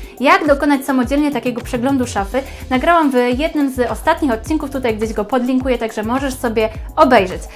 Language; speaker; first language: Polish; native; Polish